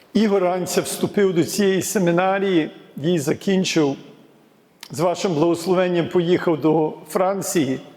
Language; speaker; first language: Ukrainian; early bilingual, heritage; Ukrainian